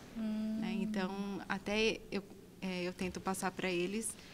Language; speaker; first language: Portuguese; native; Portuguese